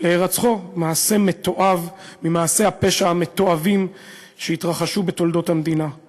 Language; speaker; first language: Hebrew; native; Hebrew